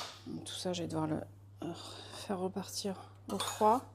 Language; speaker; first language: French; early bilingual, other home language; Portuguese